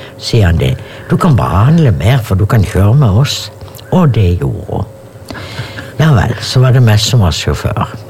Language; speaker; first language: Norwegian; native; Norwegian